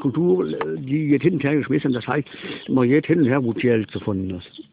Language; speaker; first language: German; non-native, local second language; Luxembourgish